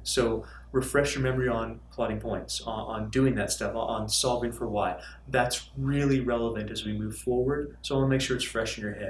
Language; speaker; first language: English; native; English